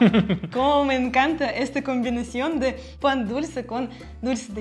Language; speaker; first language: Spanish; non-native, fluent; Russian